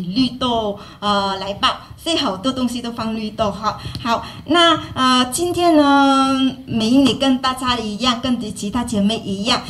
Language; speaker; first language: Chinese; non-native, fluent; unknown